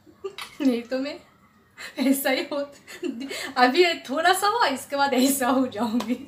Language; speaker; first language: Hindi; non-native, local second language; Bangla